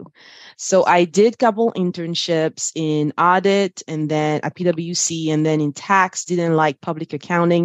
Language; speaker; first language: English; non-native, fluent; French